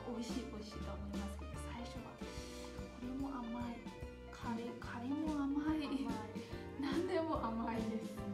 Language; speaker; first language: Japanese; non-native, fluent; Burmese